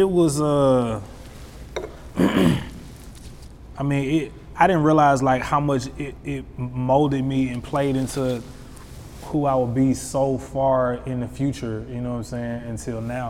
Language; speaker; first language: English; native; English